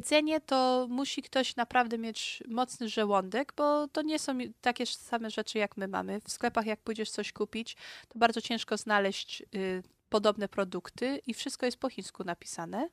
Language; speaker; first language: Polish; early bilingual, heritage; Polish